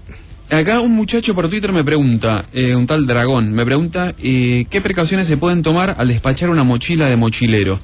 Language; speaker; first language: Spanish; native; Spanish